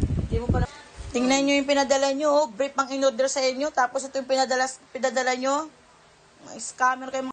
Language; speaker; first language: Filipino; native; Filipino